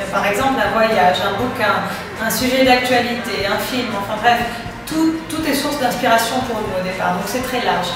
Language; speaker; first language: French; native; French